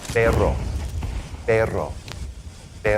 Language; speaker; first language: Spanish; non-native, fluent; English